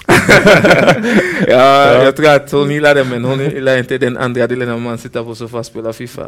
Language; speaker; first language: Swedish; non-native, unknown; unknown